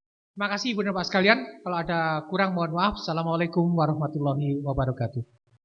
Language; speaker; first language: Indonesian; native; Indonesian